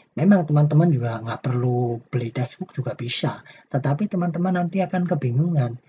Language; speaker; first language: Indonesian; native; Indonesian